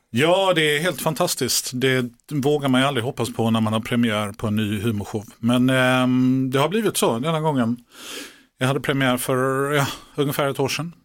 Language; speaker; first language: Swedish; native; Swedish